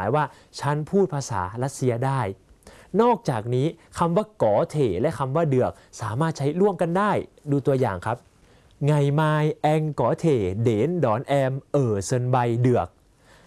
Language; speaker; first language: Thai; native; Thai